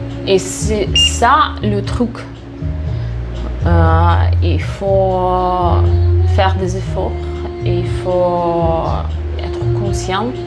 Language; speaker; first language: French; non-native, fluent; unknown